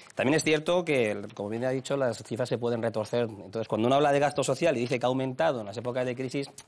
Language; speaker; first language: Spanish; native; Spanish